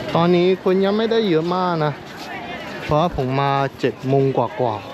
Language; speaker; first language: Thai; non-native, fluent; Chinese